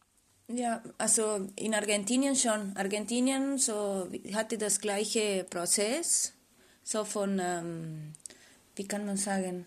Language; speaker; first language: German; non-native, fluent; Spanish